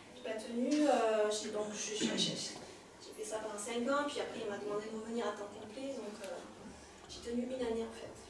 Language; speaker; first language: French; native; French